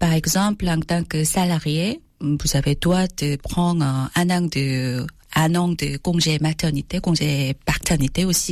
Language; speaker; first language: French; non-native, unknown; Korean